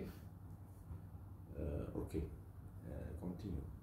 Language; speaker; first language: English; non-native, fluent; Turkish